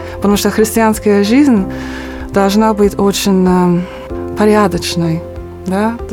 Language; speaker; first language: Russian; non-native, fluent; English